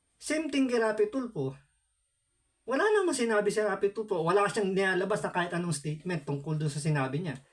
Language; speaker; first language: Filipino; native; Filipino